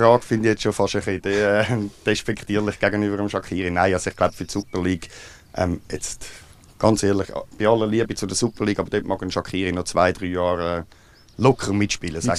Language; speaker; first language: German; native; German